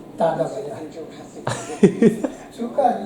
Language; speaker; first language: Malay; non-native, learner; Bangla